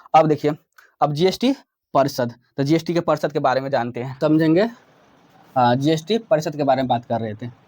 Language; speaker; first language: Hindi; native; Hindi